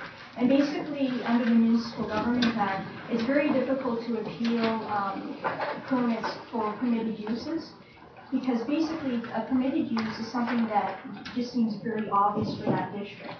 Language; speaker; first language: English; native; English